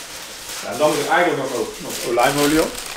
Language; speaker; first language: Dutch; native; Dutch